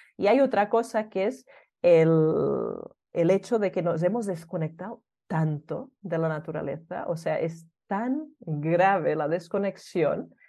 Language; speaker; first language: Spanish; early bilingual, other home language; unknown